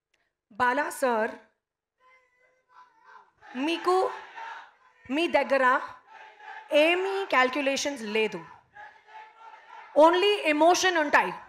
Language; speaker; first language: Telugu; non-native, learner; Hindi